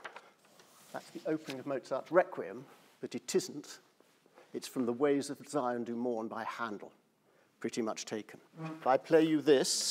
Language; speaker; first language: English; native; English